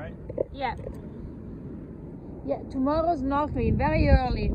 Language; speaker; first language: English; non-native, learner; Italian